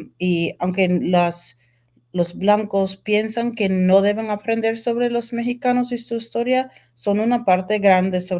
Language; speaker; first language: Spanish; non-native, fluent; English